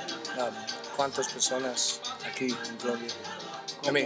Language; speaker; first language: Spanish; non-native, learner; English